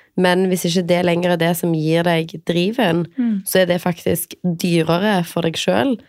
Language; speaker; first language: Norwegian; native; Norwegian